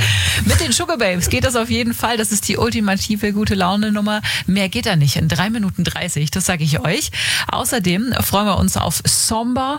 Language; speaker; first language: German; native; German